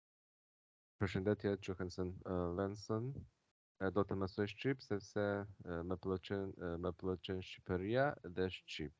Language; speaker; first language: Albanian; non-native, learner; Chinese